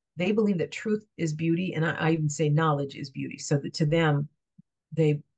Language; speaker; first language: English; native; English